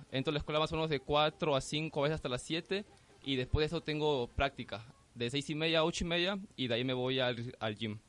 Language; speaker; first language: Spanish; native; Spanish